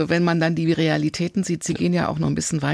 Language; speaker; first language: German; native; German